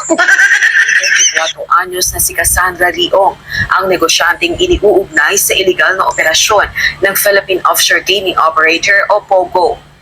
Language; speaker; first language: Filipino; native; Filipino